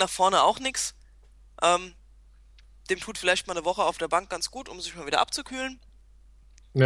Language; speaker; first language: German; native; German